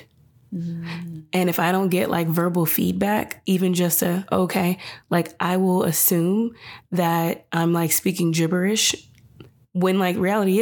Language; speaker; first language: English; native; English